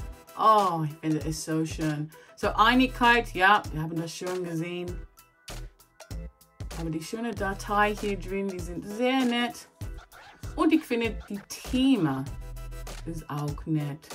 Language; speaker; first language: German; non-native, learner; English